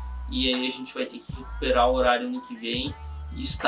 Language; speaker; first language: Portuguese; native; Portuguese